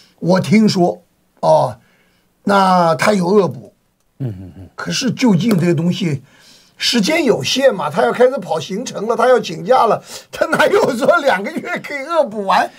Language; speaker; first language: Chinese; native; Chinese